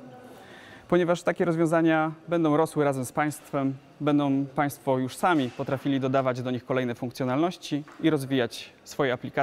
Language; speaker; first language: Polish; native; Polish